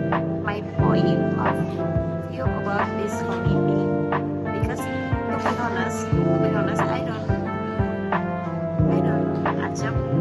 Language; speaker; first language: English; non-native, learner; Indonesian